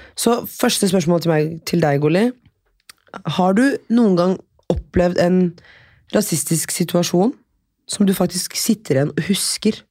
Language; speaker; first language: Norwegian; early bilingual, other home language; Serbian